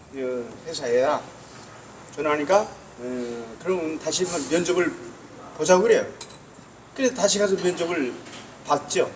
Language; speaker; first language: Korean; native; Korean